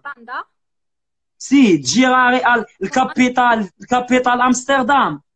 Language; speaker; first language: Italian; non-native, learner; Arabic